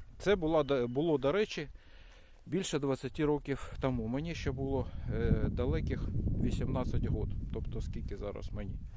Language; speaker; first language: Ukrainian; non-native, local second language; Russian